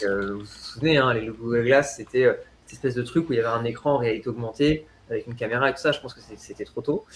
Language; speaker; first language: French; native; French